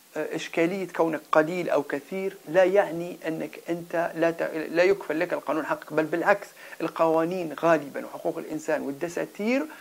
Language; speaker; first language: Arabic; non-native, local second language; Berber languages